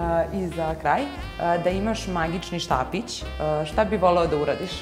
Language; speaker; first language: Bosnian; native; Bosnian